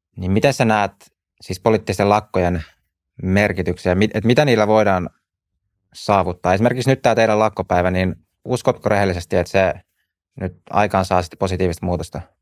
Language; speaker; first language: Finnish; native; Finnish